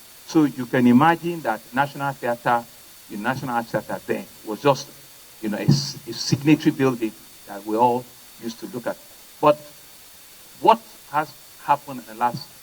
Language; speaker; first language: English; non-native, local second language; Yoruba